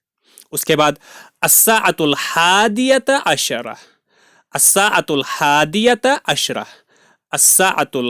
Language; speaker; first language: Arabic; non-native, fluent; Urdu